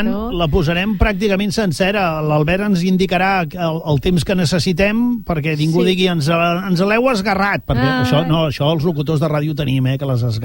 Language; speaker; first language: Catalan; native; Catalan